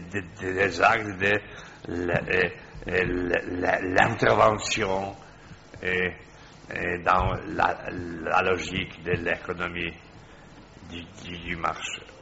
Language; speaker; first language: French; non-native, fluent; Polish